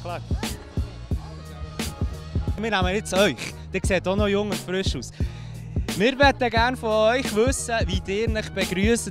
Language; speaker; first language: German; native; German